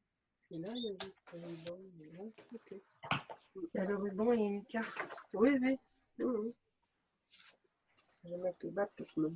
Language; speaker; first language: French; native; French